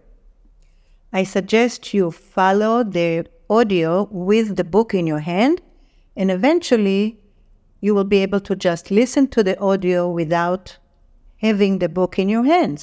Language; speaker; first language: English; non-native, fluent; Hebrew